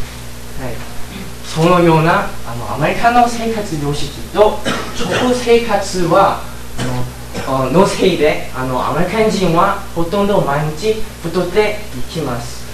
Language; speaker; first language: Japanese; non-native, learner; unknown